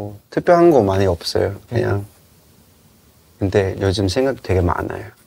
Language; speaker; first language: Korean; non-native, learner; Cantonese